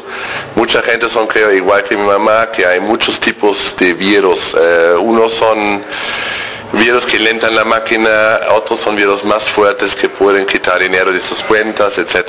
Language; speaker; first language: Spanish; non-native, fluent; German